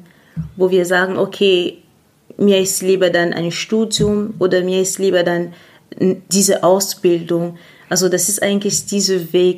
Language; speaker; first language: German; non-native, fluent; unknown